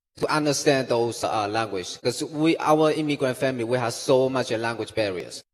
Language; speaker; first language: English; non-native, fluent; Chinese